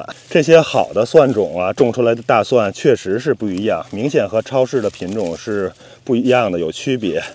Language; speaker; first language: Chinese; native; Chinese